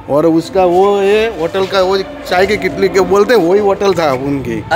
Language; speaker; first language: Hindi; non-native, local second language; Gujarati